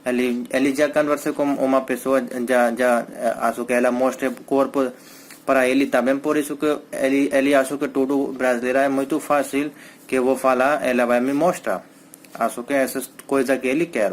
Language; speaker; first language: Portuguese; non-native, learner; Hindi